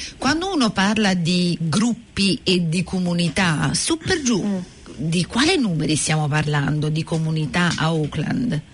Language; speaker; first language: Italian; native; Italian